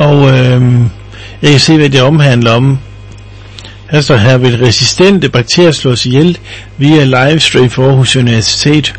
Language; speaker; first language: Danish; native; Danish